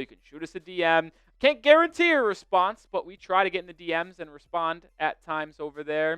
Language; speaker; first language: English; native; English